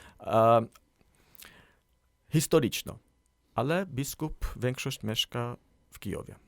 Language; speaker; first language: Polish; non-native, learner; Armenian